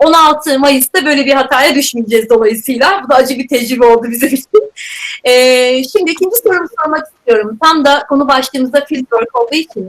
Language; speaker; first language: Turkish; native; Turkish